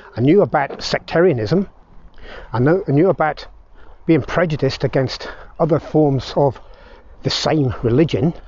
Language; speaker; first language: English; native; English